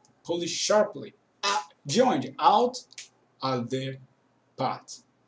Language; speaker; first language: English; non-native, fluent; Portuguese